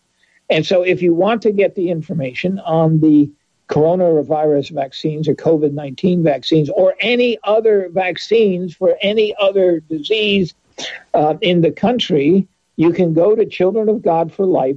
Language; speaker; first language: English; native; English